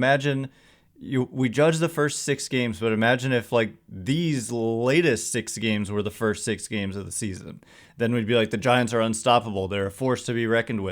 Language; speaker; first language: English; native; English